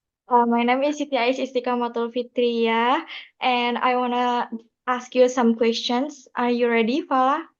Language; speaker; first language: English; non-native, learner; Indonesian